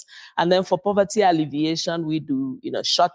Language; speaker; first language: English; non-native, local second language; Igbo